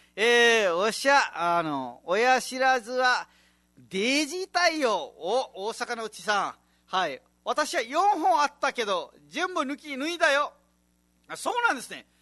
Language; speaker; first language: Japanese; non-native, fluent; Nepali